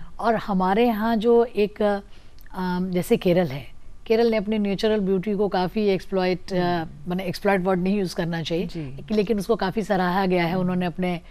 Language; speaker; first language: Hindi; native; Hindi